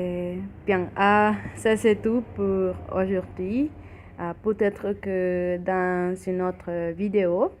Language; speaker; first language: French; non-native, learner; Spanish